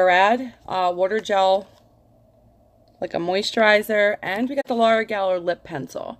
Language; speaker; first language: English; native; English